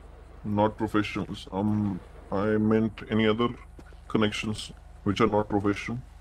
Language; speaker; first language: English; non-native, local second language; Hindi